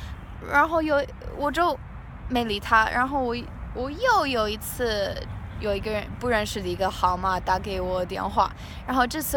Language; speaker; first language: Chinese; non-native, learner; English